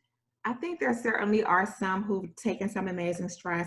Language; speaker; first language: English; native; English